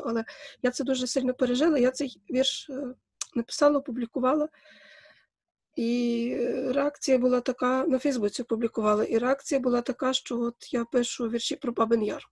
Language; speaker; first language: Ukrainian; native; Ukrainian